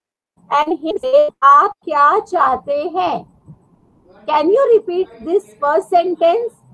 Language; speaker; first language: English; non-native, learner; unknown